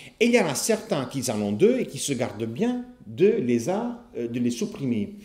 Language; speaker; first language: French; non-native, fluent; Italian